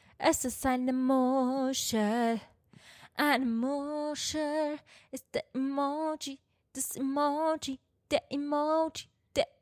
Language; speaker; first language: German; non-native, fluent; Portuguese